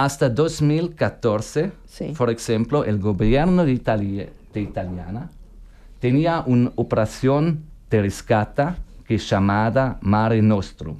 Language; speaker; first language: Spanish; non-native, learner; German